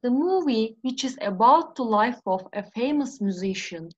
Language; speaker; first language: English; non-native, fluent; Turkish